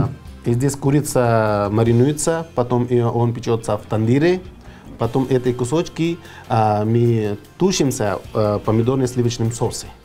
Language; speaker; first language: Russian; non-native, fluent; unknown